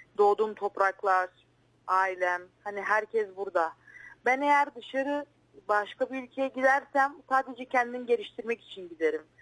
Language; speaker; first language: Turkish; native; Turkish